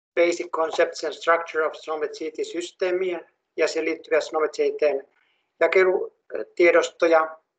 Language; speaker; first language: Finnish; native; Finnish